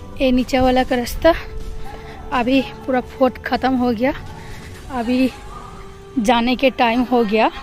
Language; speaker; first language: Hindi; non-native, local second language; Bangla